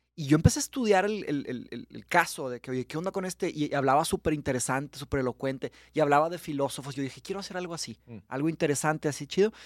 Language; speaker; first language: Spanish; early bilingual, other home language; Portuguese